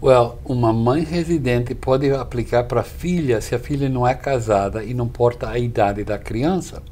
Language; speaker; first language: Portuguese; non-native, fluent; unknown